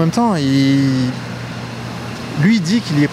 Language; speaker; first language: French; native; French